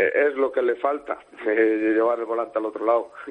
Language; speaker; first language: Spanish; native; Spanish